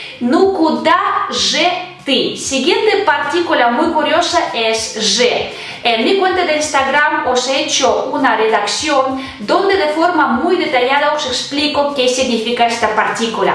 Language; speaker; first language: Spanish; non-native, fluent; Russian